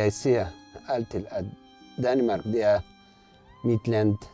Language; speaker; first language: Danish; non-native, learner; Arabic